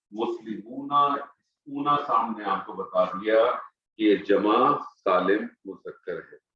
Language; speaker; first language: Urdu; native; Urdu